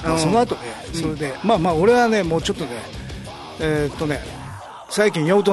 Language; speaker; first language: Japanese; native; Japanese